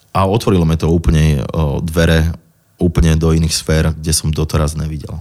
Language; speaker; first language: Slovak; native; Slovak